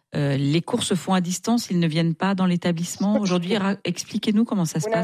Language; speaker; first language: French; native; French